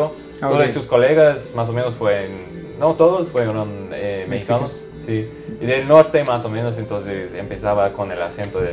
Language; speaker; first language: Spanish; non-native, fluent; English